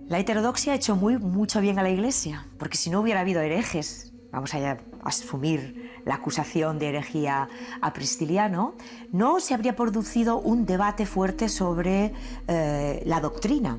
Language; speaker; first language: Spanish; native; Spanish